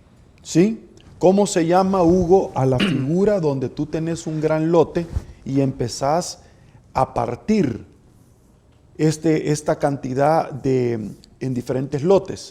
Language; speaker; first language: Spanish; native; Spanish